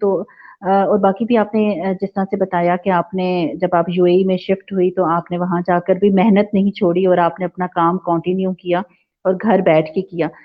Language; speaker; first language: Urdu; native; Urdu